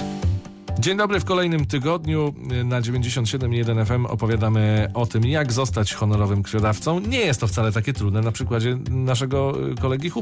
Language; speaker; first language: Polish; native; Polish